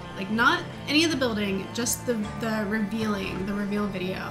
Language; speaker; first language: English; native; English